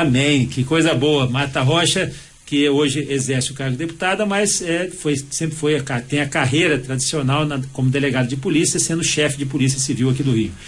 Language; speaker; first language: Portuguese; native; Portuguese